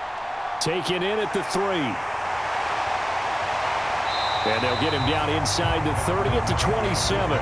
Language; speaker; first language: English; native; English